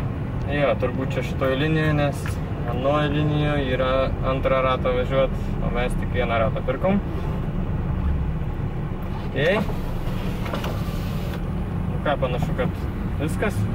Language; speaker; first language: Lithuanian; native; Lithuanian